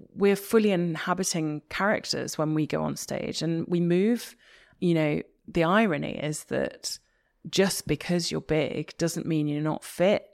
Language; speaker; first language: English; native; English